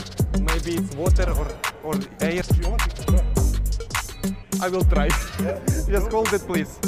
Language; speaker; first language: English; non-native, learner; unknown